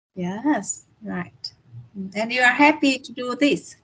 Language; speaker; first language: English; non-native, learner; Vietnamese